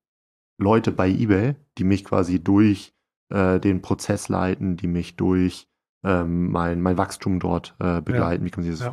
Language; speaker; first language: German; native; German